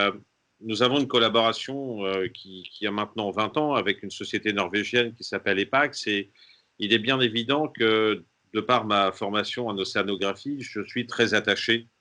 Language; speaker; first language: French; native; French